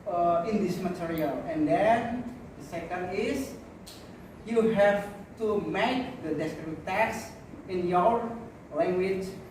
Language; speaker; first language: English; non-native, learner; Indonesian